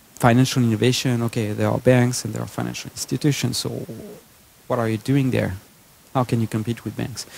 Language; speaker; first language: English; non-native, fluent; French